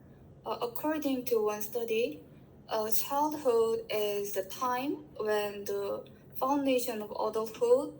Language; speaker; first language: English; non-native, fluent; Korean